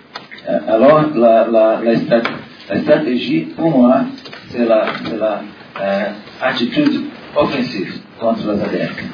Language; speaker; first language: French; non-native, learner; Portuguese